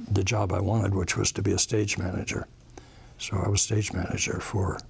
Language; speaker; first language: English; native; English